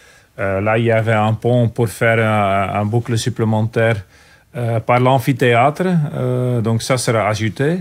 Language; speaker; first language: French; non-native, local second language; Dutch